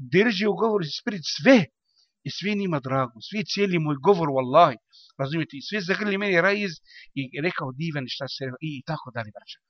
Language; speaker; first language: Bosnian; non-native, learner; Arabic